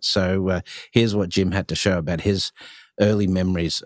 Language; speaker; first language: English; native; English